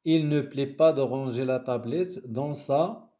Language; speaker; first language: French; non-native, local second language; Arabic